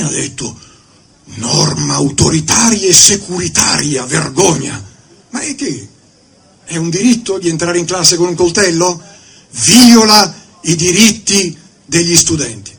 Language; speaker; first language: Italian; native; Italian